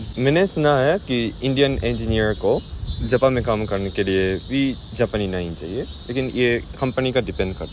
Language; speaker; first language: Hindi; non-native, fluent; Japanese